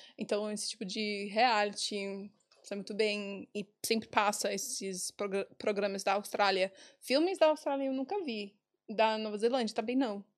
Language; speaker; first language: Portuguese; non-native, fluent; English